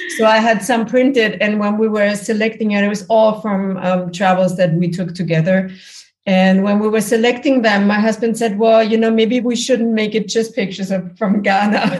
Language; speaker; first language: English; non-native, fluent; German